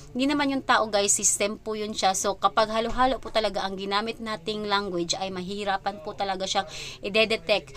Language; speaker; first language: Filipino; non-native, local second language; Cebuano